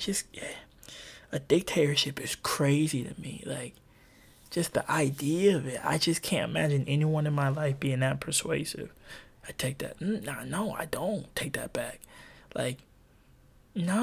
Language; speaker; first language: English; native; English